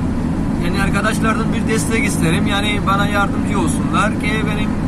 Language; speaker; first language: Turkish; non-native, learner; Urdu